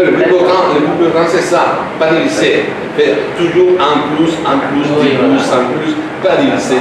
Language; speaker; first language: French; non-native, learner; Spanish